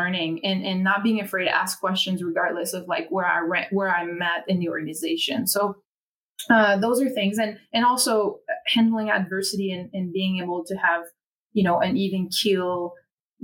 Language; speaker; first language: English; non-native, fluent; French